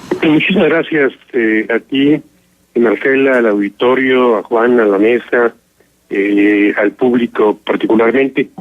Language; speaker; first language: Spanish; native; Spanish